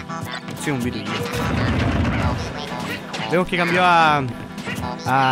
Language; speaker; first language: Spanish; native; Spanish